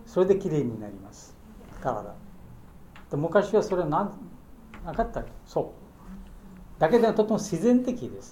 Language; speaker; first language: Japanese; non-native, learner; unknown